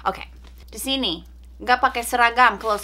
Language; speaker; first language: Indonesian; non-native, fluent; English